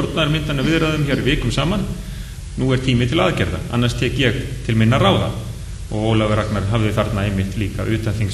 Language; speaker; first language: Icelandic; native; Icelandic